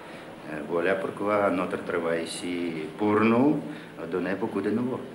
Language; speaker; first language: French; non-native, learner; Russian